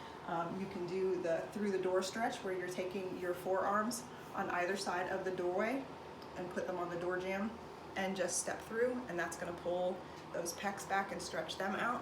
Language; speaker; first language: English; native; English